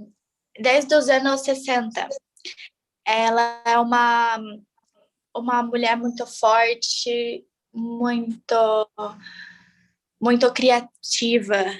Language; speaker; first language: Portuguese; non-native, learner; English